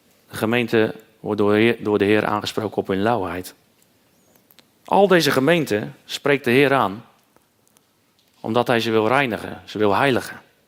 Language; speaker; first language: Dutch; native; Dutch